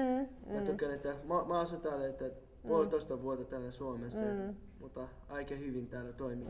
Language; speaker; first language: Finnish; non-native, learner; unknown